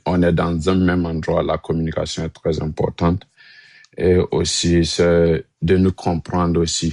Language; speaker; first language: French; non-native, learner; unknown